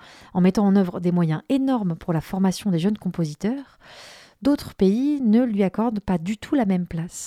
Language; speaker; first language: French; native; French